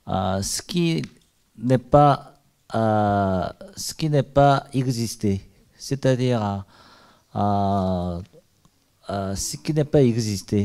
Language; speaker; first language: French; non-native, learner; Korean